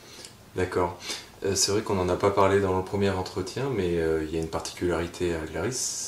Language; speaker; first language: French; native; French